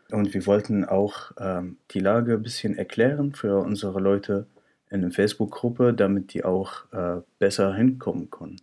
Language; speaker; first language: German; non-native, fluent; Arabic